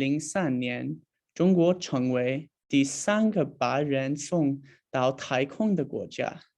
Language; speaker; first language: Chinese; non-native, learner; English